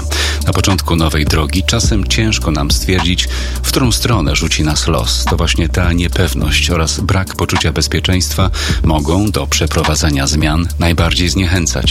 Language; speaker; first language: Polish; native; Polish